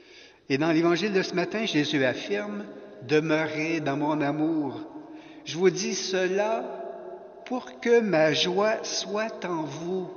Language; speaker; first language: French; native; French